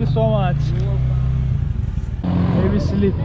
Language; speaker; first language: English; non-native, learner; Turkish